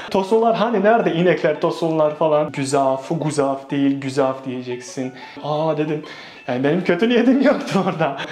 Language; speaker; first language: Turkish; non-native, fluent; Bosnian